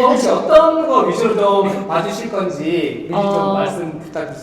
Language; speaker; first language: Korean; native; Korean